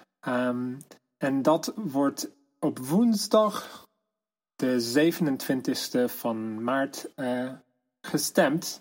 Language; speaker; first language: Dutch; non-native, fluent; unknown